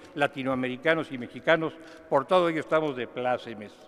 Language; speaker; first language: Spanish; native; Spanish